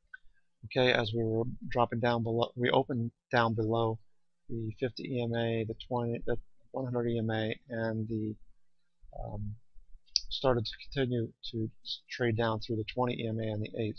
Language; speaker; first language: English; native; English